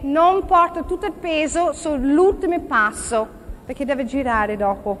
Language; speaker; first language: Italian; non-native, fluent; English